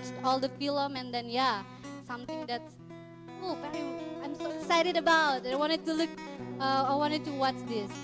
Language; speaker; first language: English; non-native, fluent; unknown